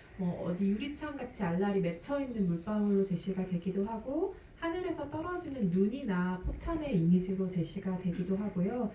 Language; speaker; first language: Korean; native; Korean